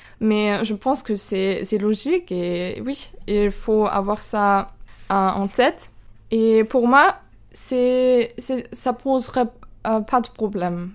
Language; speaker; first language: French; non-native, fluent; German